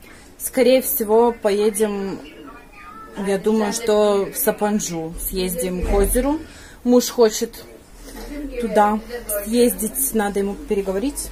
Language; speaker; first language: Russian; native; Russian